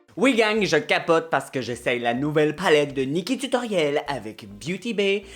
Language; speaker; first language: French; native; French